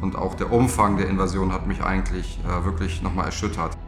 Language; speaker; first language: German; native; German